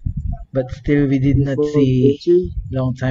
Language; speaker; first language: English; non-native, learner; Filipino